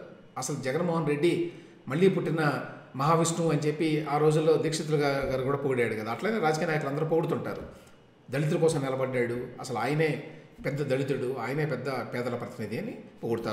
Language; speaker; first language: Telugu; native; Telugu